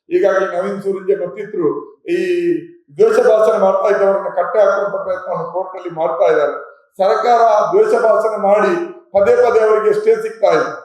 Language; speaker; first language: Kannada; non-native, local second language; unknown